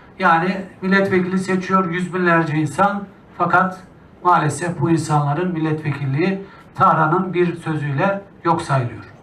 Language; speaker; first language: Turkish; native; Turkish